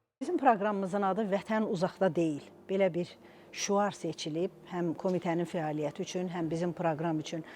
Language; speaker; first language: Azerbaijani; native; Azerbaijani